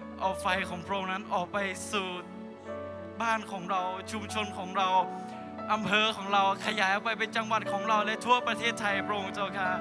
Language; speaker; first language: Thai; native; Thai